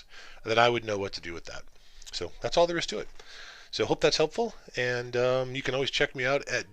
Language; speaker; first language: English; native; English